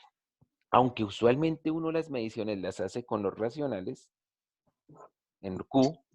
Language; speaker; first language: Spanish; native; Spanish